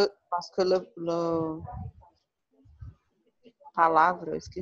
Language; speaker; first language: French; non-native, learner; Portuguese